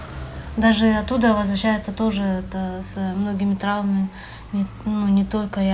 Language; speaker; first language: Russian; native; Russian